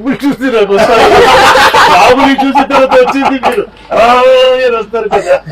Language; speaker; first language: Telugu; non-native, learner; Kannada